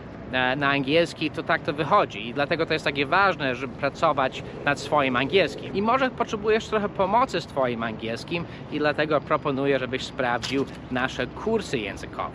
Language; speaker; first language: Polish; non-native, fluent; English